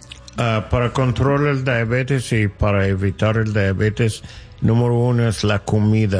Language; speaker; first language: Spanish; non-native, learner; English